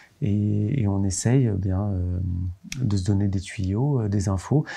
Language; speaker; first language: French; native; French